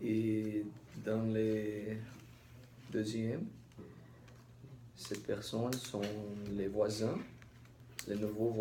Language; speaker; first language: French; non-native, learner; Portuguese